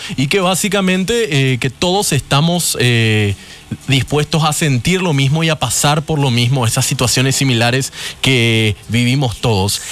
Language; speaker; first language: Spanish; native; Spanish